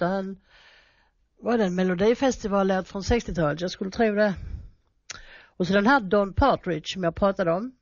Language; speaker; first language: Swedish; native; Swedish